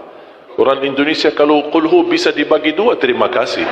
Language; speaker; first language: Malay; non-native, fluent; Arabic